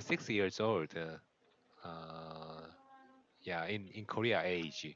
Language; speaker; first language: English; non-native, learner; Korean